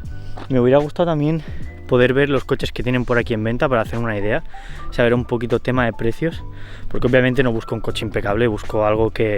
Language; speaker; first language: Spanish; native; Spanish